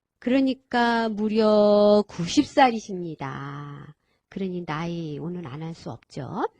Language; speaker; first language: Korean; native; Korean